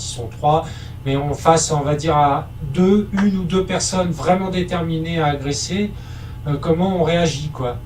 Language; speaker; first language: French; native; French